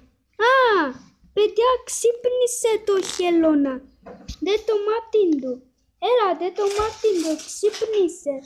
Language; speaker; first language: Greek; early bilingual, heritage; Greek